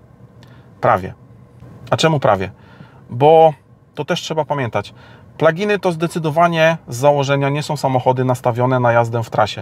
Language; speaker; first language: Polish; native; Polish